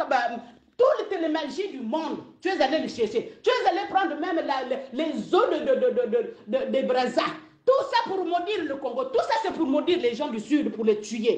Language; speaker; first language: French; non-native, local second language; Lingala